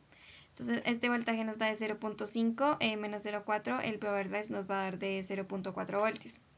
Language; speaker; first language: Spanish; native; Spanish